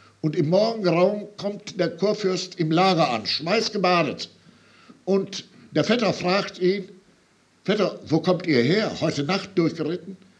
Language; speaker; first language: German; native; German